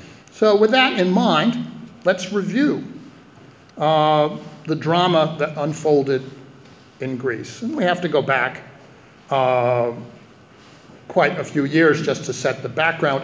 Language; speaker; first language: English; native; English